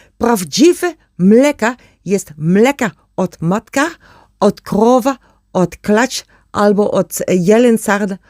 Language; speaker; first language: Polish; non-native, learner; German